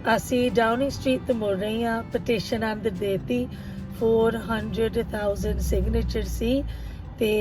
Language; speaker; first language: Punjabi; early bilingual, heritage; Punjabi